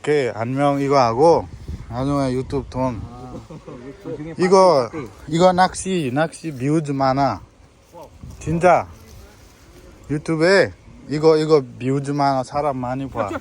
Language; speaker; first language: Korean; non-native, learner; Nepali